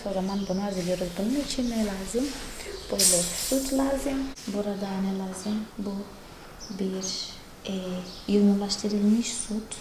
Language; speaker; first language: Turkish; non-native, fluent; Portuguese